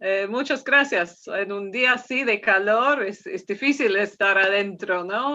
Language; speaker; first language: Spanish; non-native, fluent; English